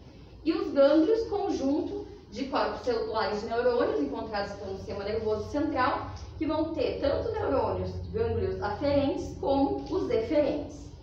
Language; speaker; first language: Portuguese; native; Portuguese